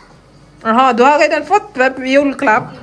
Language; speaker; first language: Swedish; non-native, fluent; Filipino